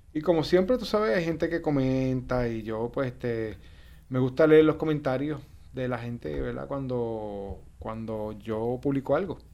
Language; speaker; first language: Spanish; native; Spanish